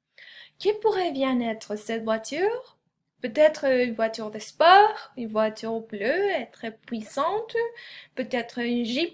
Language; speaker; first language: French; non-native, fluent; Spanish